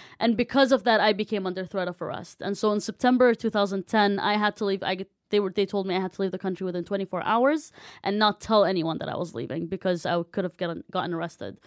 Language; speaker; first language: English; non-native, fluent; Arabic